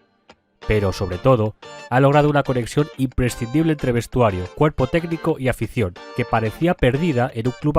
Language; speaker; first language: Spanish; native; Spanish